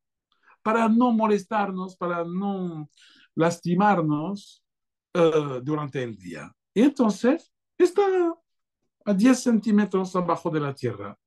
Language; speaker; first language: Spanish; non-native, fluent; French